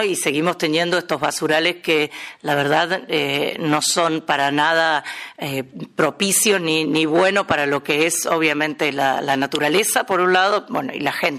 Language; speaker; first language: Spanish; native; Spanish